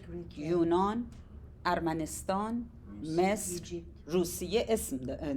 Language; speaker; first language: Persian; native; Persian